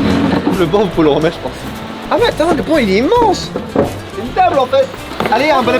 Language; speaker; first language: French; native; French